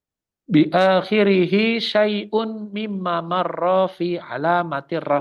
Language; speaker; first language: Arabic; non-native, fluent; Indonesian